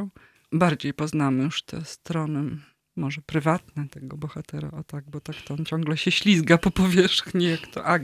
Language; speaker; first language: Polish; native; Polish